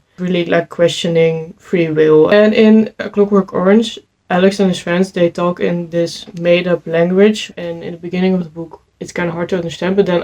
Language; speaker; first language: English; non-native, fluent; Dutch